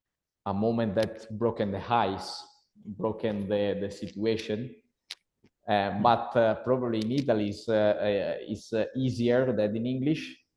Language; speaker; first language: English; non-native, learner; Italian